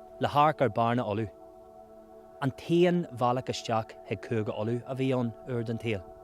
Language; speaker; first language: Irish; non-native, local second language; English